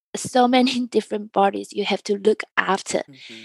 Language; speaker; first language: English; early bilingual, other home language; Chinese